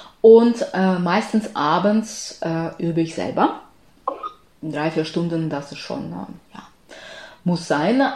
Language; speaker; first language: German; non-native, fluent; Ukrainian